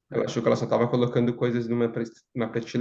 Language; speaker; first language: Portuguese; native; Portuguese